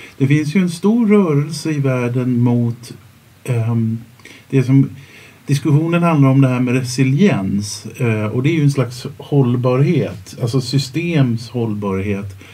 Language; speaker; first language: Swedish; native; Swedish